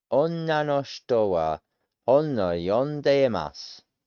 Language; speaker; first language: Japanese; non-native, learner; English